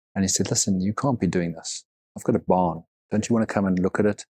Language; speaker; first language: English; native; English